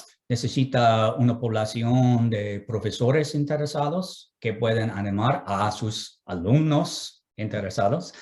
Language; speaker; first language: Spanish; non-native, fluent; English